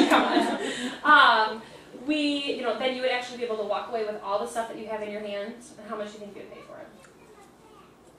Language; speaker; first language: English; native; English